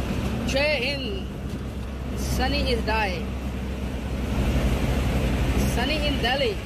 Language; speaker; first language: English; non-native, learner; Hindi